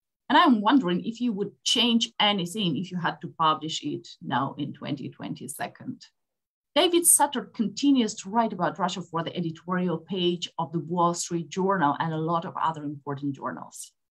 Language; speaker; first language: English; non-native, fluent; Ukrainian